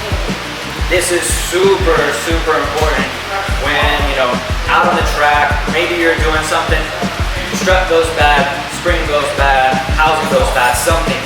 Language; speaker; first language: English; native; English